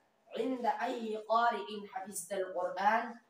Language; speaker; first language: Arabic; non-native, learner; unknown